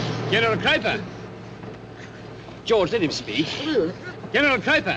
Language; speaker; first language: English; native; English